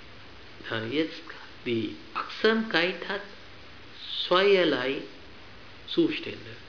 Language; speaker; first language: German; non-native, fluent; Sinhala